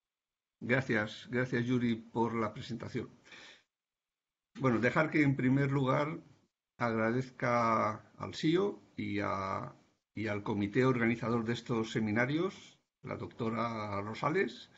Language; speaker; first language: Spanish; native; Spanish